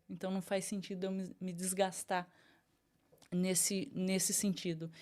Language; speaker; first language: Portuguese; native; Portuguese